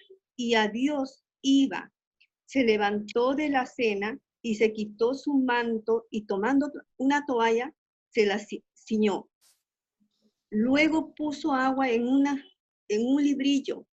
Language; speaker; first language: Spanish; native; Spanish